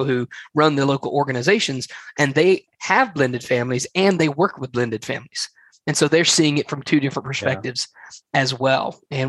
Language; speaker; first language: English; native; English